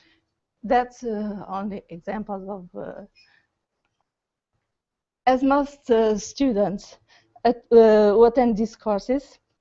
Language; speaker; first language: English; non-native, learner; Portuguese